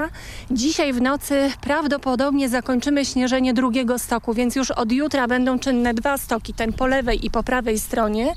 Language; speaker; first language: Polish; native; Polish